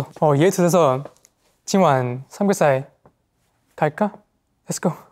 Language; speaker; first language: Korean; non-native, fluent; Chinese